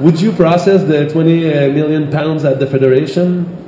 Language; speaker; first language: English; non-native, fluent; French